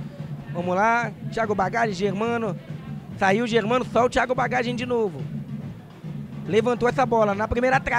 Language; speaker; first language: Portuguese; native; Portuguese